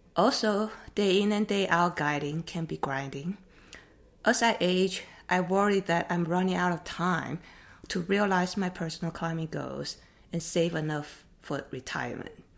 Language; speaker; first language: English; non-native, fluent; Chinese